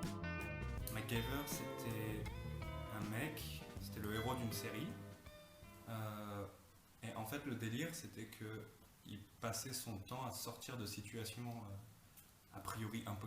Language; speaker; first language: French; native; French